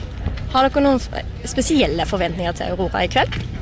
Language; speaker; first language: Norwegian; native; Norwegian